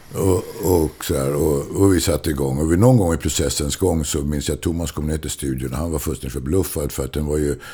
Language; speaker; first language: Swedish; non-native, local second language; English